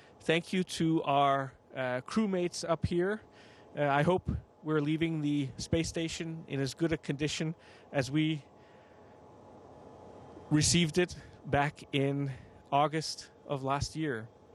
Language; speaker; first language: English; non-native, fluent; Danish